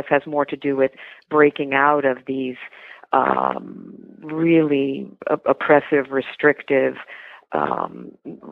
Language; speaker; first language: English; native; English